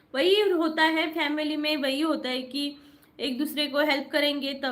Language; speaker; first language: Hindi; non-native, local second language; Marathi